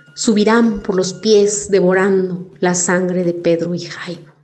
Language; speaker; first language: Spanish; non-native, local second language; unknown